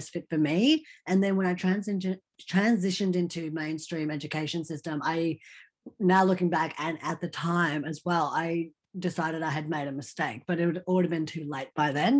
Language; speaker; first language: English; early bilingual, other home language; Hindi